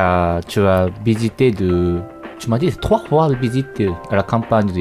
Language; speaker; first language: French; non-native, learner; Japanese